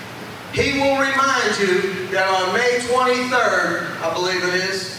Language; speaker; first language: English; native; English